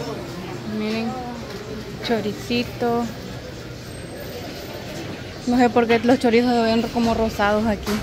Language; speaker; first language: Spanish; native; Spanish